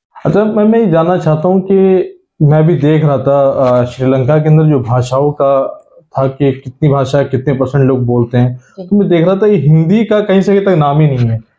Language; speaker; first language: Hindi; native; Hindi